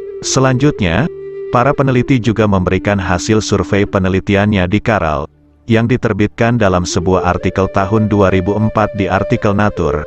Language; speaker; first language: Indonesian; native; Indonesian